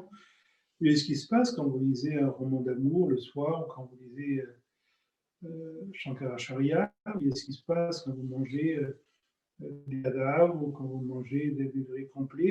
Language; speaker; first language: French; native; French